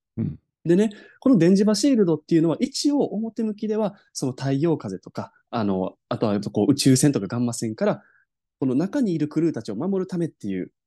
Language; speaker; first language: Japanese; native; Japanese